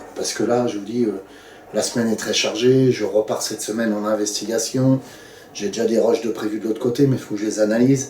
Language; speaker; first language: French; native; French